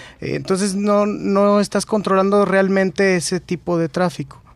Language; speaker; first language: Spanish; native; Spanish